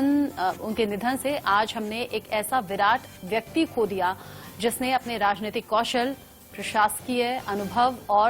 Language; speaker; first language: Hindi; native; Hindi